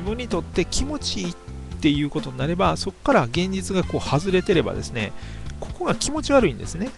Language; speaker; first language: Japanese; native; Japanese